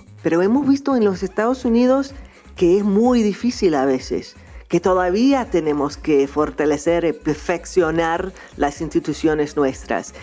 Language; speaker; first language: Spanish; non-native, fluent; English